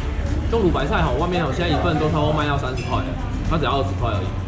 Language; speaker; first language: Chinese; native; Chinese